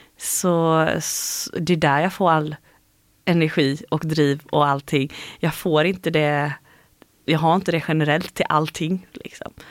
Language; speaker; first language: Swedish; native; Swedish